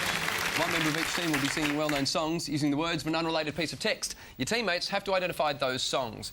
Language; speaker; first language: English; native; English